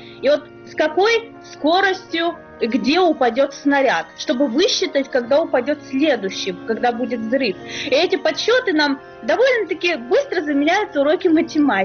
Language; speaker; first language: Russian; native; Russian